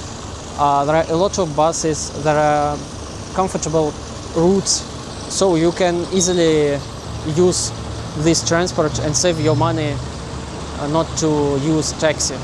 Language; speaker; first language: English; non-native, learner; Russian